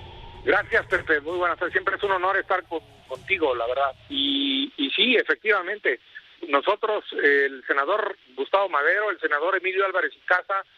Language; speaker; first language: Spanish; native; Spanish